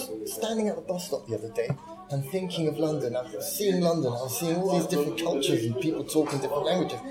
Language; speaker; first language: English; native; English